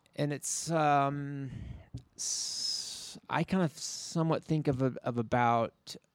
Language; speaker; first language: English; native; English